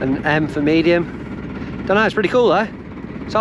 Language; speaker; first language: English; native; English